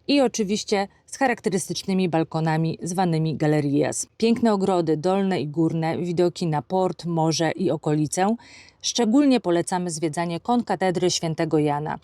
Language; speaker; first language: Polish; native; Polish